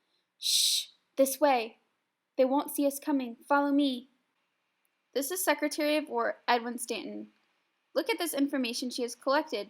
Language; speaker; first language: English; native; English